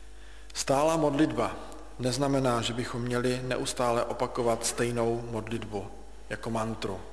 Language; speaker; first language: Czech; native; Czech